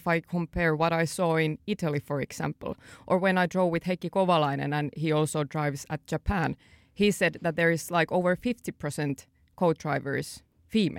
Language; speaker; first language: English; non-native, fluent; Finnish